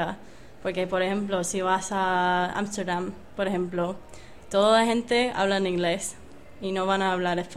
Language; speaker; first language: Spanish; non-native, fluent; English